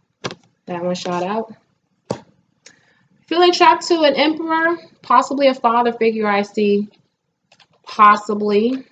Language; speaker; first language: English; native; English